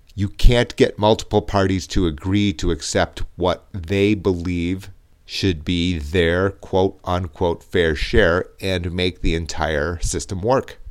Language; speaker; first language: English; native; English